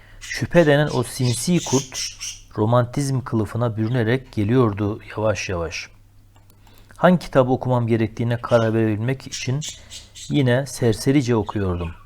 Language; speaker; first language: Turkish; native; Turkish